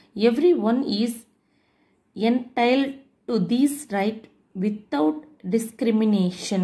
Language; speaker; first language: English; non-native, local second language; Tamil